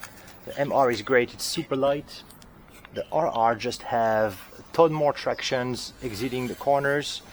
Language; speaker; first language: English; non-native, fluent; French